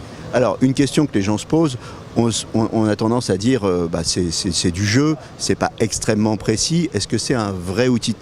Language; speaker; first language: French; native; French